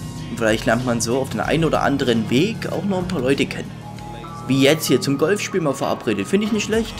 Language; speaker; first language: German; native; German